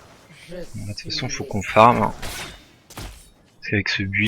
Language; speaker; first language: French; native; French